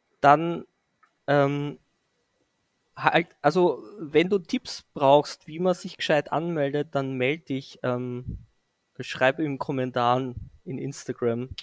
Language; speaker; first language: German; native; German